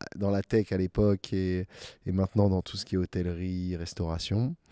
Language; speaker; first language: French; native; French